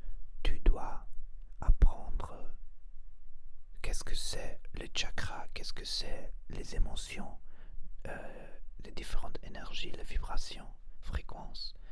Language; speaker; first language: French; non-native, learner; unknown